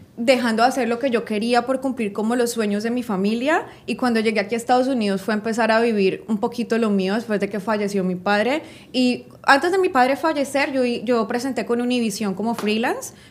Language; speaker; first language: Spanish; native; Spanish